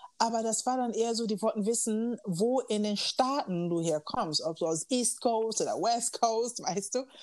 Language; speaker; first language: German; early bilingual, other home language; Akan